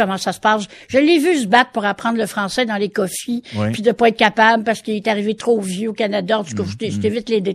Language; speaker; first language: French; native; French